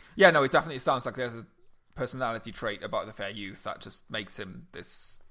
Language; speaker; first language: English; non-native, fluent; Luxembourgish